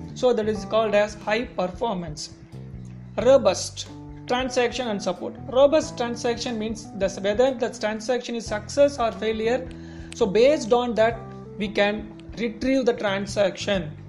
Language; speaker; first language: English; non-native, local second language; Tamil